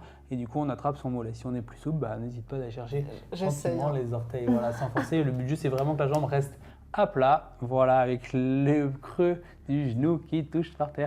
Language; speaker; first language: French; native; French